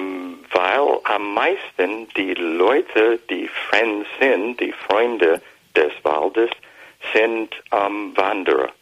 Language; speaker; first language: German; non-native, fluent; English